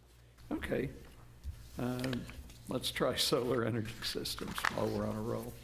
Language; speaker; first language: English; native; English